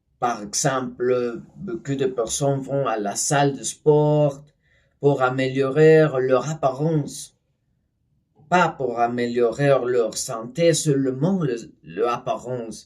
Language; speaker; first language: French; non-native, learner; Spanish